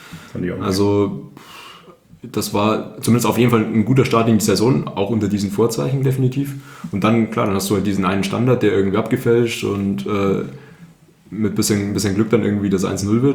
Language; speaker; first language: German; native; German